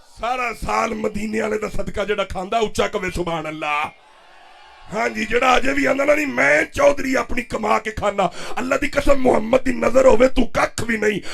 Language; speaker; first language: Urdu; non-native, local second language; Punjabi